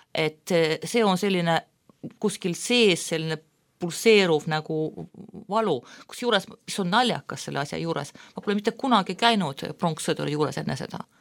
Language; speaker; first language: Estonian; non-native, local second language; Russian